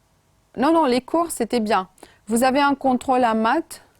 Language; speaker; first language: French; non-native, fluent; Romanian